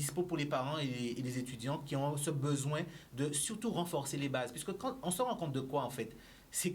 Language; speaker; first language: French; native; French